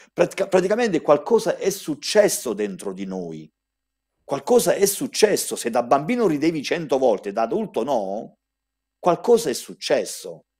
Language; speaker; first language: Italian; early bilingual, heritage; Italian